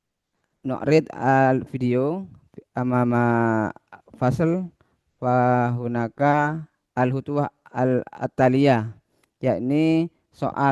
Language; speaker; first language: Arabic; non-native, fluent; Indonesian